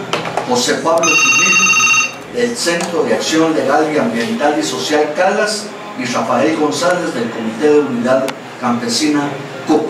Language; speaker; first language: Spanish; native; Spanish